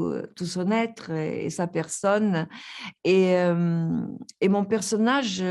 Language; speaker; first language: French; non-native, fluent; Italian